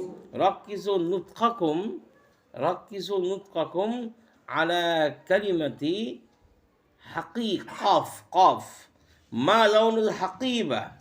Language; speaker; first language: Arabic; non-native, fluent; Bangla